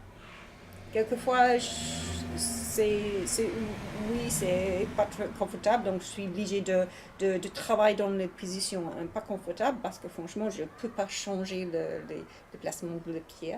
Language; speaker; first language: French; non-native, learner; English